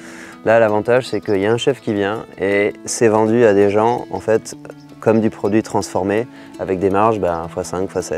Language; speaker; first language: French; native; French